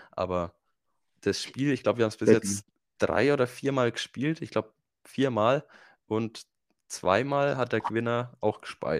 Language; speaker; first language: German; native; German